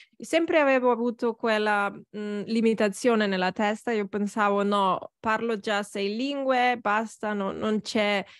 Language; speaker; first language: Italian; non-native, learner; Catalan